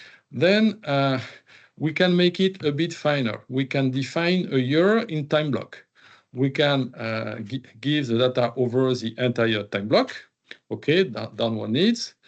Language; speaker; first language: English; non-native, fluent; French